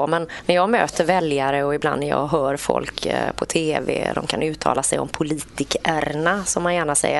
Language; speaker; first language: Swedish; native; Swedish